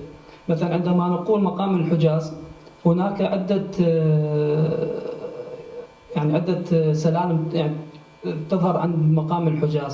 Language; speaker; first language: Arabic; native; Arabic